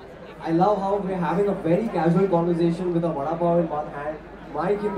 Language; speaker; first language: English; non-native, local second language; Hindi